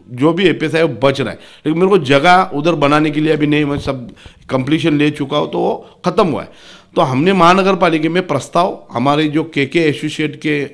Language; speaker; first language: Hindi; non-native, local second language; Marathi